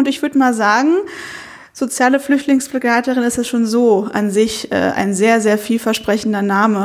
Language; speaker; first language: German; native; German